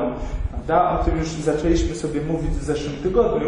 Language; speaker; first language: Polish; native; Polish